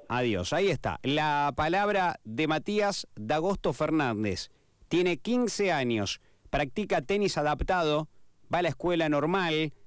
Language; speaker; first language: Spanish; native; Spanish